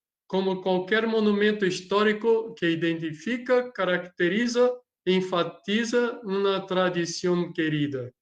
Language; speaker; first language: Spanish; non-native, learner; Portuguese